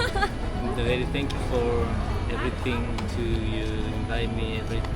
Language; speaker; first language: English; non-native, learner; Korean